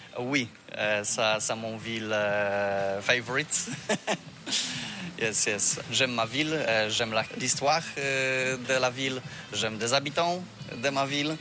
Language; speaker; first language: French; non-native, learner; Polish